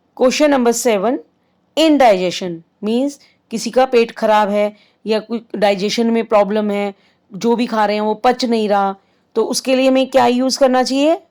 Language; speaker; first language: Hindi; native; Hindi